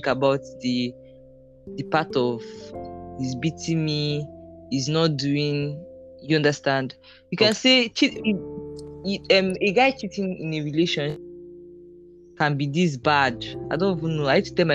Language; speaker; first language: English; non-native, local second language; Igbo